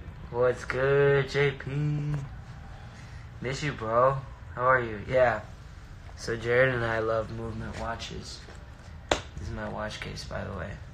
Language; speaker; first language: English; early bilingual, other home language; Spanish